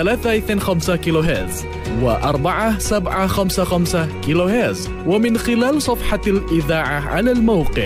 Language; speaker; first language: Arabic; non-native, fluent; Indonesian